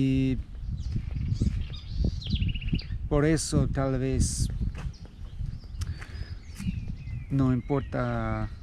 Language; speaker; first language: Spanish; non-native, learner; English